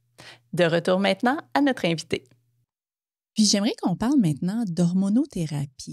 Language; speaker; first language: French; native; French